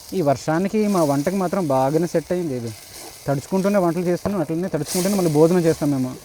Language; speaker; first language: Telugu; non-native, local second language; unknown